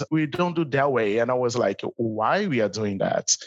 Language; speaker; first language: English; non-native, fluent; Portuguese